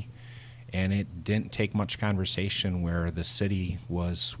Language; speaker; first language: English; native; English